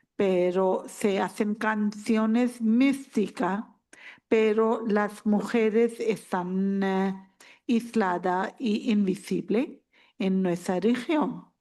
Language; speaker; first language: Spanish; non-native, learner; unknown